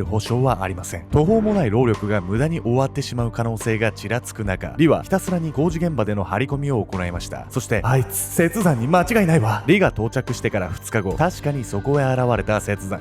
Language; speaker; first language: Japanese; native; Japanese